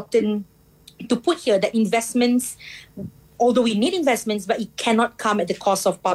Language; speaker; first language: English; non-native, local second language; Malay